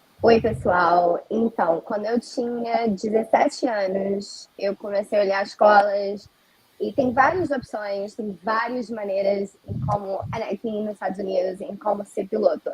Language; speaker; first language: Portuguese; early bilingual, heritage; Portuguese